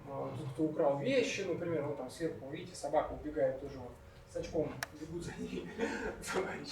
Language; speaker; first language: Russian; native; Russian